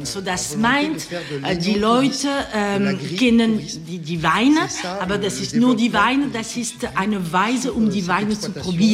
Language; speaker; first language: German; non-native, learner; French